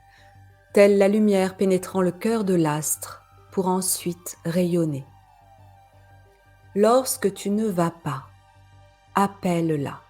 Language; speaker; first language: French; native; French